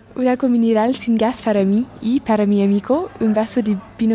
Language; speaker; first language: Spanish; non-native, fluent; English